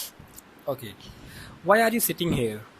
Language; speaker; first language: English; non-native, fluent; Hindi